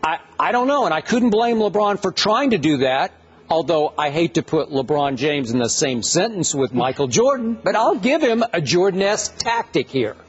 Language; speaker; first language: English; native; English